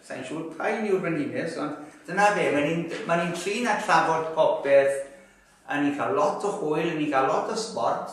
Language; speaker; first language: Welsh; native; Welsh